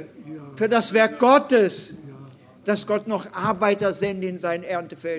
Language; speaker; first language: German; non-native, fluent; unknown